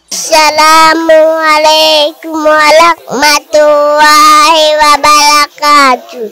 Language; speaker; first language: Arabic; non-native, learner; Swahili